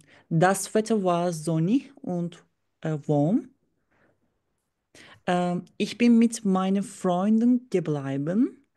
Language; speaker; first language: German; non-native, learner; Turkish